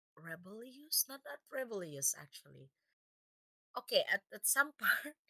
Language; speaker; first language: English; non-native, fluent; Indonesian